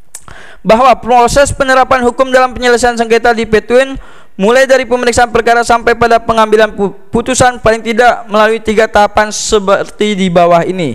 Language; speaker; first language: Indonesian; native; Indonesian